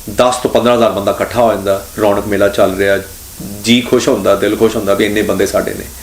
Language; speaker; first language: Punjabi; early bilingual, heritage; Punjabi